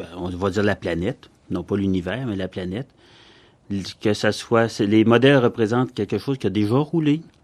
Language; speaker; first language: French; native; French